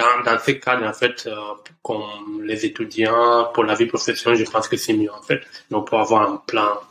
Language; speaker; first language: French; non-native, learner; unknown